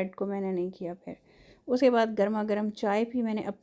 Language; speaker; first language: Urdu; non-native, local second language; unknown